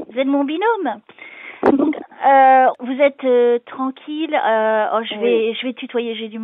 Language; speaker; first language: French; native; French